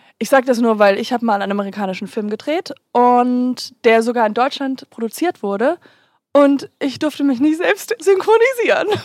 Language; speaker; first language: German; native; German